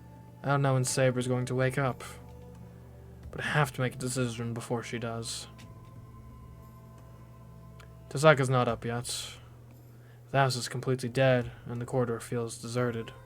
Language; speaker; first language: English; native; English